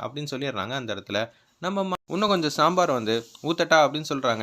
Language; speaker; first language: Tamil; native; Tamil